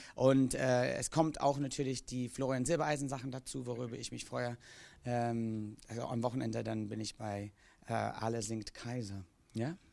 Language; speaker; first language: German; non-native, fluent; English